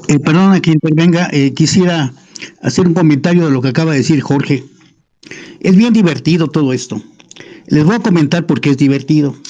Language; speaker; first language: Spanish; native; Spanish